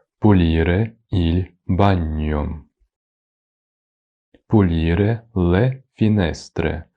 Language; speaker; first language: Italian; non-native, fluent; Ukrainian